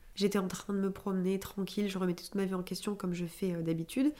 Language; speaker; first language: French; native; French